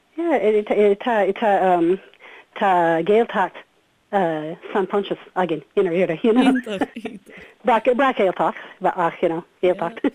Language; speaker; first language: Irish; non-native, learner; English